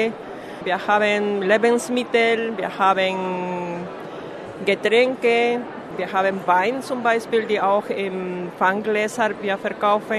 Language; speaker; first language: German; non-native, fluent; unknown